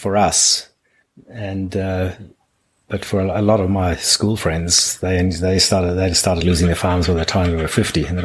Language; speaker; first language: English; non-native, local second language; German